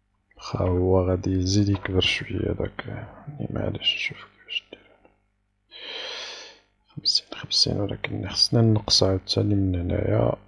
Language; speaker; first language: Arabic; native; Arabic